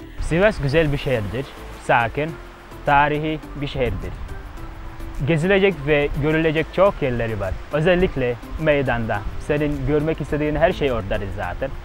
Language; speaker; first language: Turkish; non-native, fluent; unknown